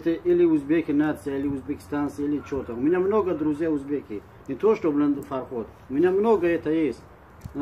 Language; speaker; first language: Russian; non-native, learner; Tajik